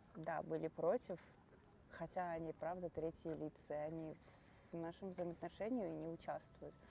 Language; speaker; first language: Russian; native; Russian